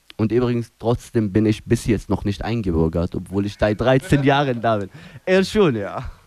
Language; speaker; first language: German; non-native, fluent; Arabic